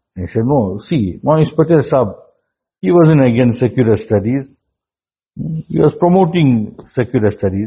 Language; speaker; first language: English; native; English